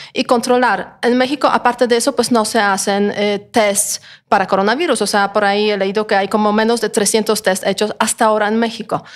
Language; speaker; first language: Spanish; non-native, fluent; Polish